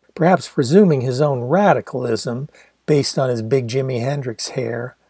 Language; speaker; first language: English; native; English